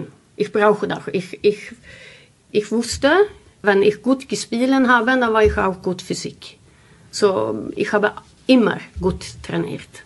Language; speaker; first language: German; non-native, learner; Swedish